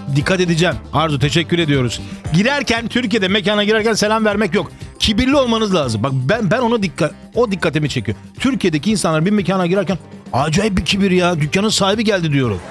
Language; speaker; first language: Turkish; early bilingual, heritage; Turkish